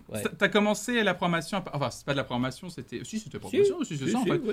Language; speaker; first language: French; native; French